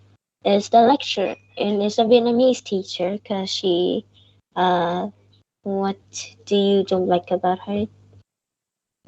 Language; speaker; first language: English; non-native, learner; Vietnamese